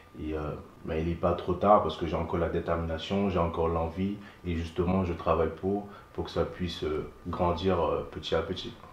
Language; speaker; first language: French; non-native, local second language; Haitian Creole